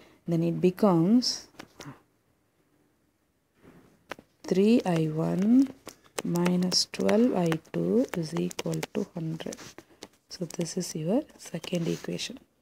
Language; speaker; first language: English; non-native, local second language; Tamil